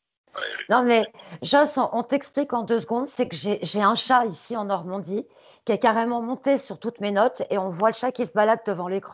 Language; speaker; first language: French; native; French